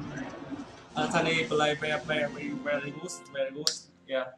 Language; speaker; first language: English; non-native, learner; Vietnamese